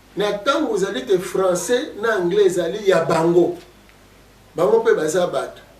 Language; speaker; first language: Lingala; non-native, local second language; Kongo